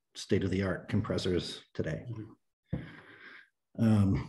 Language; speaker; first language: English; native; English